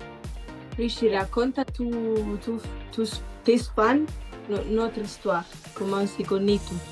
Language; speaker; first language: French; non-native, learner; Italian